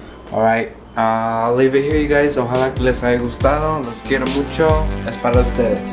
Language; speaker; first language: Spanish; early bilingual, heritage; Spanish